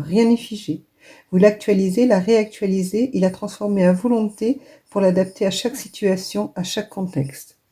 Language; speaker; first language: French; native; French